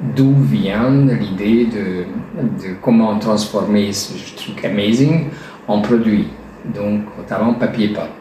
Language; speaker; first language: French; non-native, fluent; Hungarian